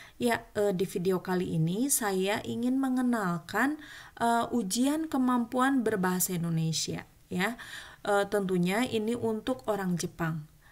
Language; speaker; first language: Indonesian; native; Indonesian